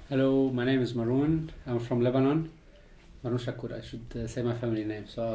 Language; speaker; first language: English; non-native, fluent; Arabic